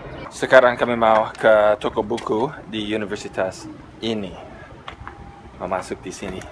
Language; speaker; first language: Indonesian; non-native, fluent; English